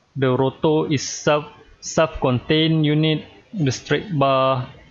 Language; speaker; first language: English; non-native, local second language; Malay